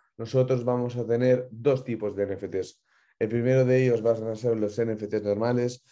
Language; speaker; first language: Spanish; non-native, fluent; Ukrainian